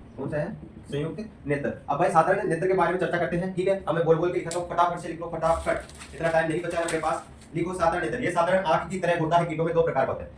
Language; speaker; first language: Hindi; native; Hindi